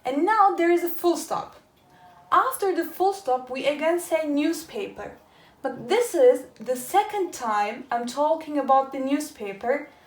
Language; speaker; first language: English; non-native, fluent; Turkish